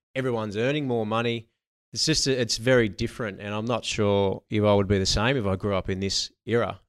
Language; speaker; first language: English; native; English